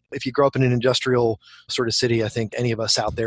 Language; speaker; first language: English; native; English